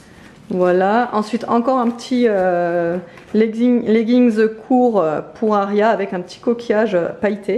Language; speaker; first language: French; native; French